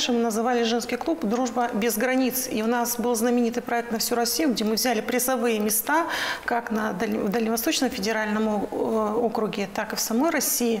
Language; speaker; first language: Russian; native; Russian